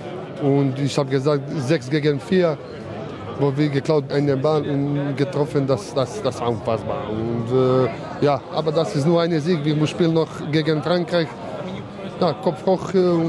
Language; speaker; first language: German; non-native, fluent; Croatian